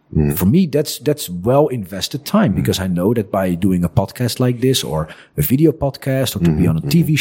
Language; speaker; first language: English; non-native, fluent; Dutch